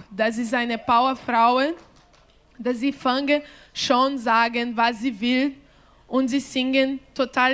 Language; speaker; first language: German; non-native, learner; Portuguese